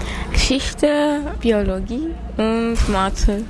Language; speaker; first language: German; non-native, learner; Armenian